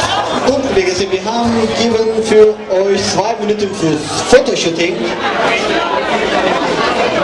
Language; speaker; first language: German; non-native, learner; Turkish